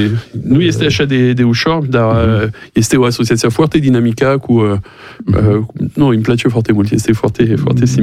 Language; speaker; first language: Romanian; non-native, learner; French